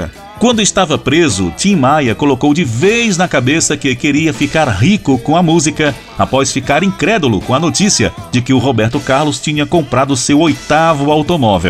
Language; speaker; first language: Portuguese; native; Portuguese